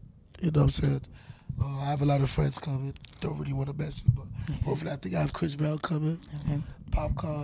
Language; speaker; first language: English; non-native, local second language; Yoruba